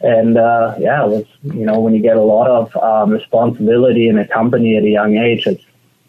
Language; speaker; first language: English; non-native, fluent; German